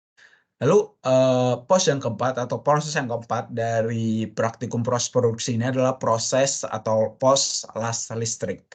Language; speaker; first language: Indonesian; native; Indonesian